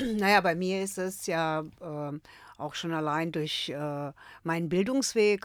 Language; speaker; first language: German; early bilingual, other home language; Croatian